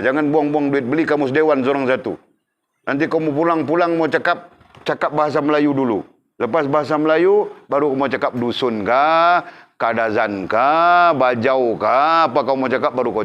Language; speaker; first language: Malay; native; Malay